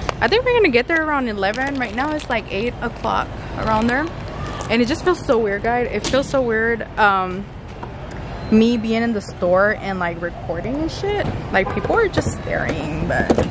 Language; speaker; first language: English; early bilingual, other home language; Spanish